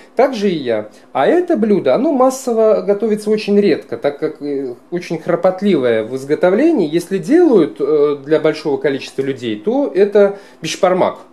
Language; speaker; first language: Russian; non-native, local second language; Kara-Kalpak